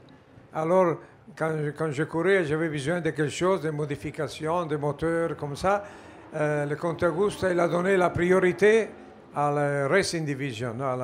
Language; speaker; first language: French; non-native, fluent; Italian